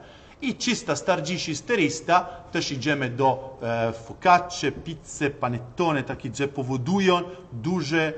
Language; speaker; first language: Polish; non-native, learner; Italian